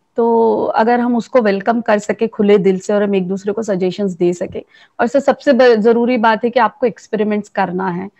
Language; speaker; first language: Hindi; native; Hindi